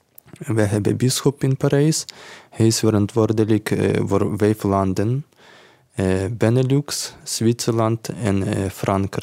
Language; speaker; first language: Dutch; non-native, learner; Ukrainian